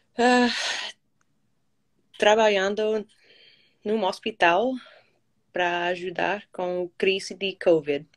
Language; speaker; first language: Portuguese; non-native, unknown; English